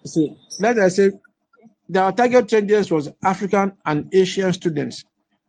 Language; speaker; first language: English; non-native, local second language; Igbo